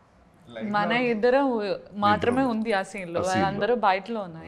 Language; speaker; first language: Telugu; non-native, learner; Malayalam